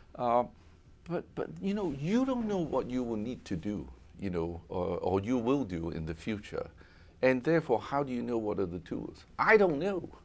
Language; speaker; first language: English; non-native, local second language; Cantonese